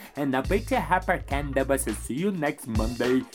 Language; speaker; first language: English; non-native, learner; Portuguese